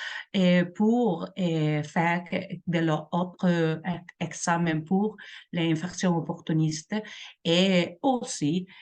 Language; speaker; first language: French; non-native, learner; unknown